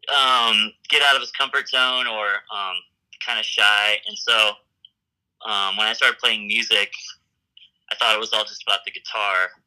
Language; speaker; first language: English; native; English